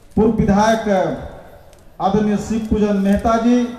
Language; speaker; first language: Hindi; non-native, local second language; Bangla